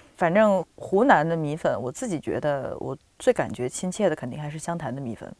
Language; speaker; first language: Chinese; native; Chinese